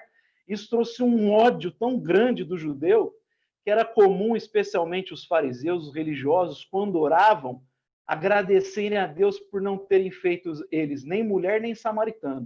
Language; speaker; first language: Portuguese; native; Portuguese